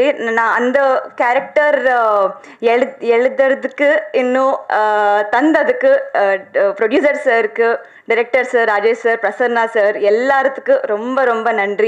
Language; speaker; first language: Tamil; non-native, learner; Telugu